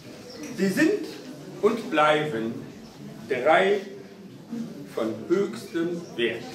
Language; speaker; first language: German; native; German